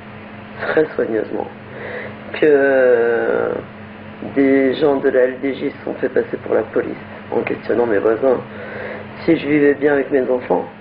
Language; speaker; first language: French; native; French